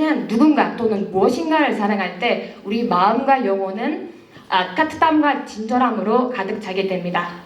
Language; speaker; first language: Korean; non-native, learner; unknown